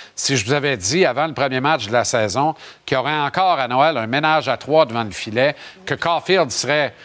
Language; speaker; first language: French; native; French